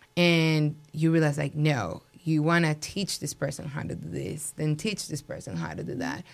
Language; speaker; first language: English; non-native, fluent; Spanish